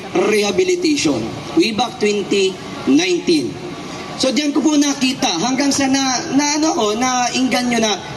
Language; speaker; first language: Filipino; non-native, local second language; Bikol